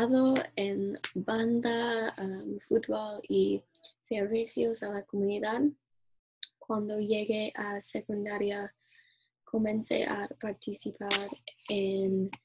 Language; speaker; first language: Spanish; non-native, learner; English